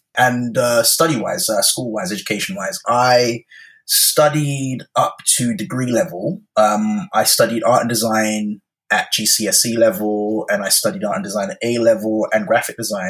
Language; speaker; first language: English; native; English